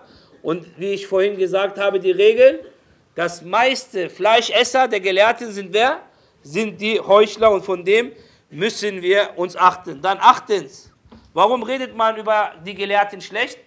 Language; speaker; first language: German; non-native, fluent; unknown